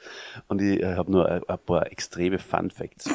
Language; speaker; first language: German; native; German